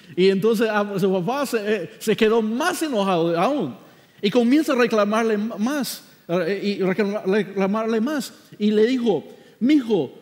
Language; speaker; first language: Spanish; non-native, fluent; English